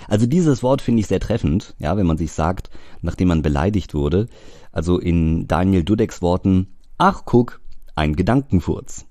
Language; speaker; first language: German; native; German